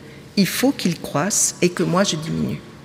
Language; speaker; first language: French; native; French